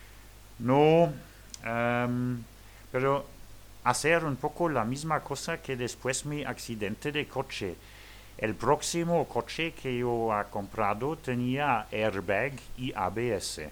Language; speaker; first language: Spanish; non-native, learner; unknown